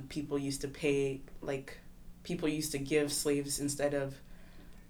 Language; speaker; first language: English; non-native, local second language; Kinyarwanda